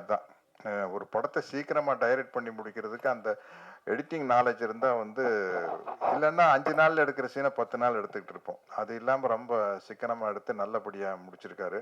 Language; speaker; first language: Tamil; native; Tamil